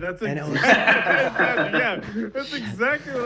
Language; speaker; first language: English; native; English